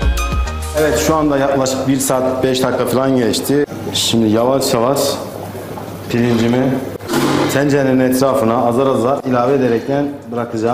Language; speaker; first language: Turkish; native; Turkish